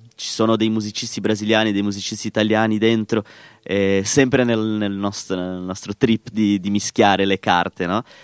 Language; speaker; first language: Italian; non-native, fluent; Portuguese